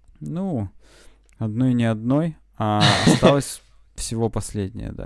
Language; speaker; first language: Russian; native; Russian